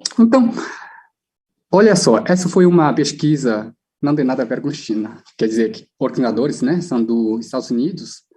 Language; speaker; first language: Portuguese; non-native, fluent; Chinese